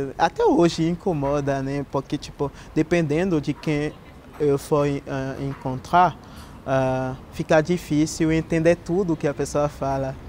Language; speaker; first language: Portuguese; non-native, fluent; French